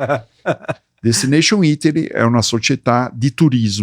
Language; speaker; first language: Italian; early bilingual, heritage; Portuguese